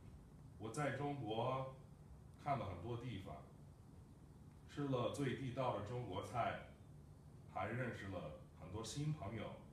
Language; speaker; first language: Chinese; non-native, fluent; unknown